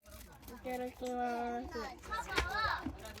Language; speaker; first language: Japanese; native; Japanese